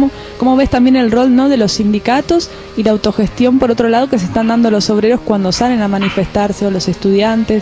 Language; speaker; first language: Spanish; native; Spanish